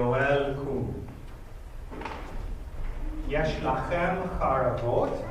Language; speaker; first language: Hebrew; non-native, fluent; English